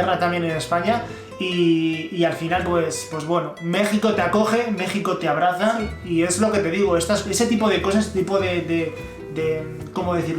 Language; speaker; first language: Spanish; native; Spanish